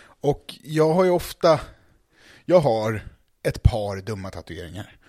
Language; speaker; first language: Swedish; native; Swedish